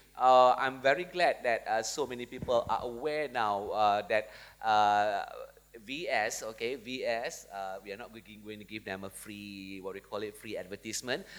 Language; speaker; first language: English; non-native, local second language; Malay